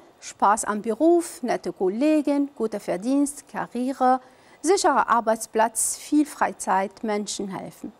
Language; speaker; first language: German; non-native, fluent; Arabic